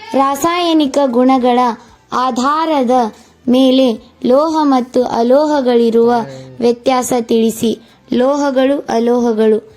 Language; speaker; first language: Kannada; native; Kannada